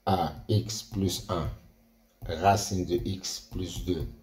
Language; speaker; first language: French; non-native, local second language; Arabic